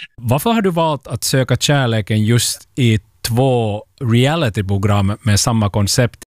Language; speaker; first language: Swedish; native; Swedish